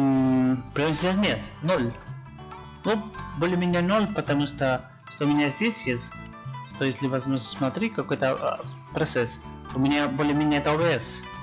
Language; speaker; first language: Russian; non-native, learner; Spanish